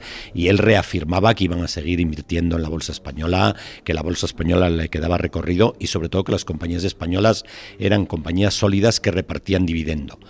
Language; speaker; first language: Spanish; native; Spanish